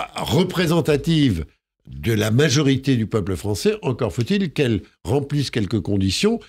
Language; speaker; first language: French; native; French